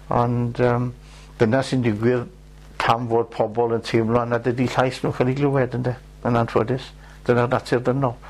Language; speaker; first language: Welsh; native; Welsh